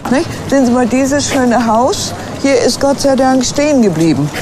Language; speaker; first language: German; native; German